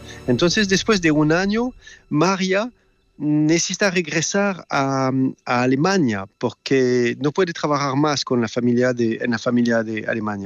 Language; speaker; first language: Spanish; non-native, fluent; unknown